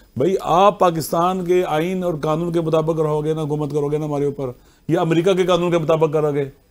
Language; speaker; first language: Urdu; non-native, local second language; Punjabi